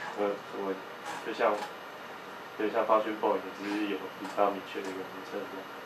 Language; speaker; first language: Chinese; native; Chinese